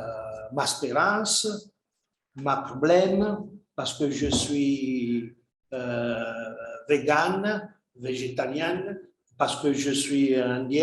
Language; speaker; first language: French; non-native, fluent; Italian